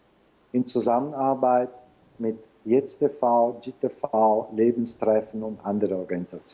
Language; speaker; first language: German; non-native, fluent; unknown